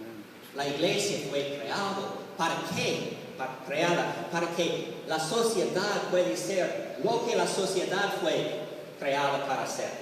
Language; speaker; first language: Spanish; non-native, learner; English